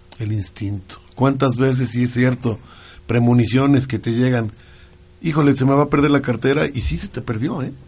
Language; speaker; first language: Spanish; native; Spanish